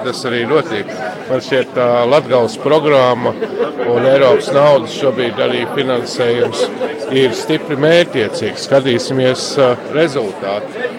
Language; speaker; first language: Latvian; native; Latvian